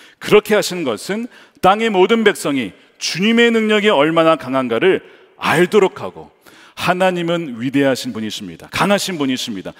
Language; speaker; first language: Korean; native; Korean